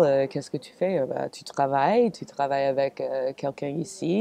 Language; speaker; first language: French; non-native, fluent; English